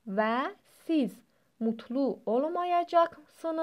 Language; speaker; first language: Turkish; non-native, fluent; Persian